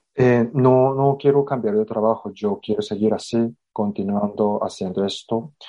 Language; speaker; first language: Spanish; non-native, fluent; Japanese